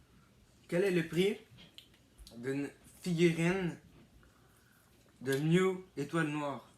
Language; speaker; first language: French; native; French